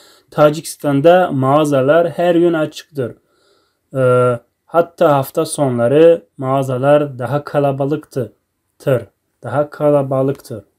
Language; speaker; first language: Turkish; non-native, learner; Tajik